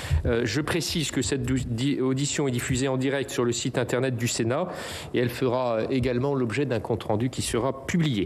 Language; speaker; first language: French; native; French